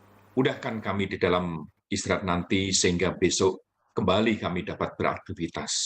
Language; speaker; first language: Malay; native; Malay